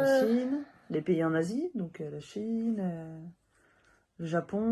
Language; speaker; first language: French; native; French